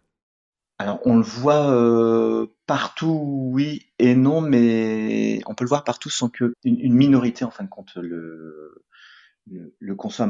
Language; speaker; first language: French; native; French